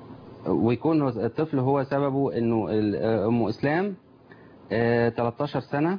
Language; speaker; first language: Arabic; native; Arabic